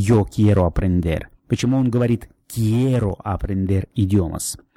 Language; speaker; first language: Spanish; non-native, fluent; Russian